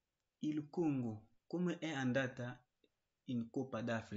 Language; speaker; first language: Italian; non-native, learner; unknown